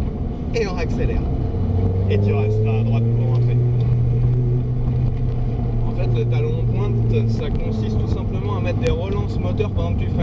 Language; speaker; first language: French; native; French